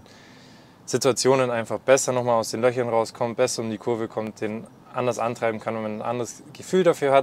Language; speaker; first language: German; native; German